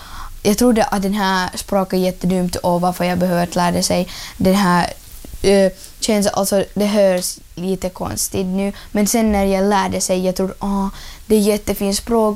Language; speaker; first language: Swedish; non-native, learner; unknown